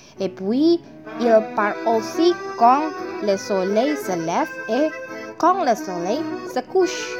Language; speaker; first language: French; non-native, learner; Indonesian